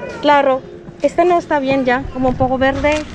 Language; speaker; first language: Spanish; non-native, learner; Filipino